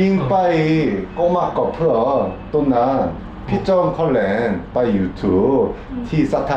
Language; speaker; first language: Thai; non-native, learner; Korean